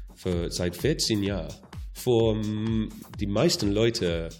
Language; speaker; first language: German; non-native, learner; English